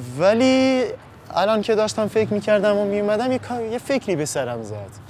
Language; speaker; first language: Persian; non-native, local second language; Kurdish